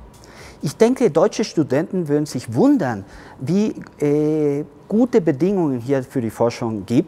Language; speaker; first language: German; early bilingual, heritage; German